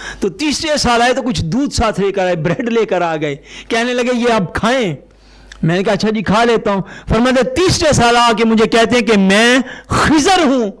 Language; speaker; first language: Urdu; non-native, local second language; Punjabi